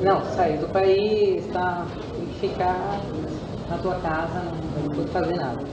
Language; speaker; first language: Portuguese; non-native, fluent; Spanish